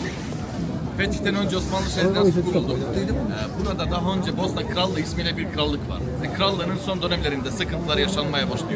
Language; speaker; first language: Turkish; native; Turkish